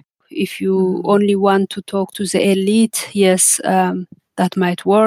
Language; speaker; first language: English; non-native, fluent; Amharic